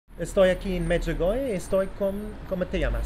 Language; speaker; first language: Spanish; non-native, fluent; German